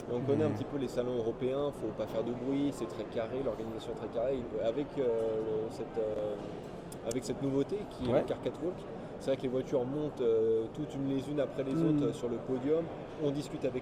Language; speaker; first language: French; native; French